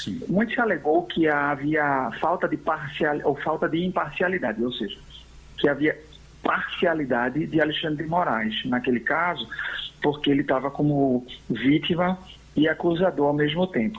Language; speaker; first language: Portuguese; native; Portuguese